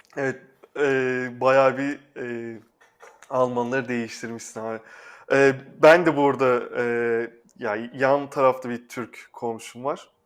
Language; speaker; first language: Turkish; native; Turkish